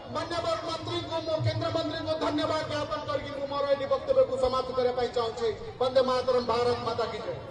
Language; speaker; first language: Odia; non-native, local second language; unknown